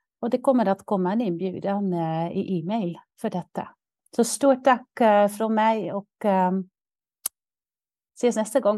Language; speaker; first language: Swedish; non-native, fluent; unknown